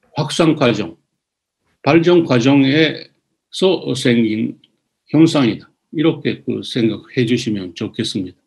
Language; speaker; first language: Korean; early bilingual, other home language; Japanese